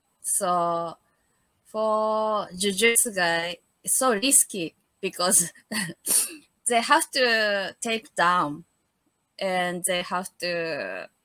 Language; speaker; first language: English; non-native, learner; Japanese